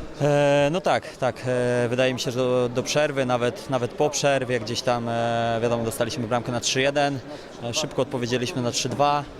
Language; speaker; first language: Polish; native; Polish